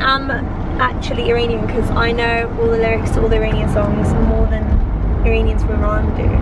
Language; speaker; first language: English; native; English